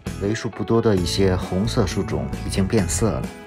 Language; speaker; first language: Chinese; native; Chinese